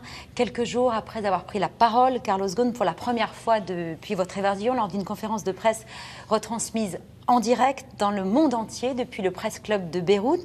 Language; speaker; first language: French; native; French